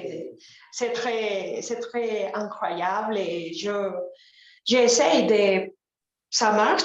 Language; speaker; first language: French; non-native, learner; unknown